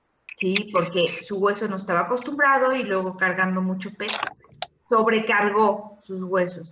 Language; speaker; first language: Spanish; native; Spanish